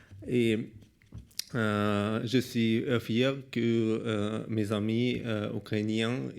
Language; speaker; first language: French; non-native, learner; Russian